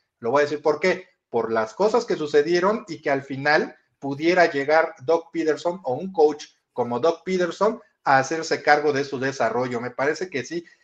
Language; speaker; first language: Spanish; native; Spanish